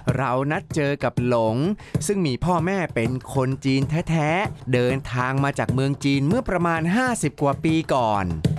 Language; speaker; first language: Thai; native; Thai